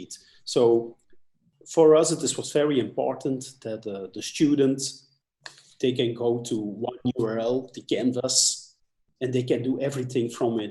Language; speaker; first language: English; non-native, fluent; Dutch